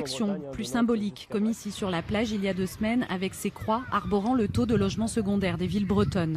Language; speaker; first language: French; native; French